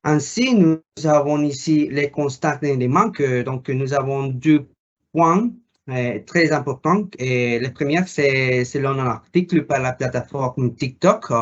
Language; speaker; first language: French; non-native, learner; Spanish